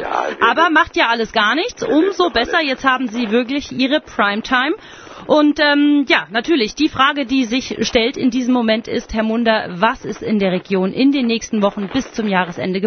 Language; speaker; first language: German; native; German